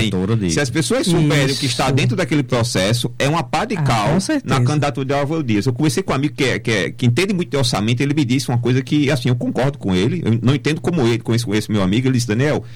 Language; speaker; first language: Portuguese; native; Portuguese